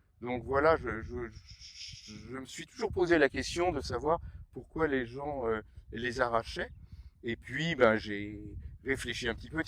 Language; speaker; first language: French; native; French